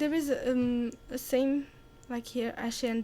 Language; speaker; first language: English; non-native, learner; Arabic